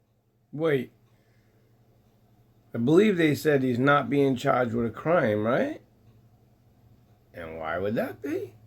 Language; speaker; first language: English; native; English